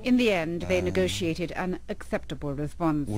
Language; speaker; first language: English; native; English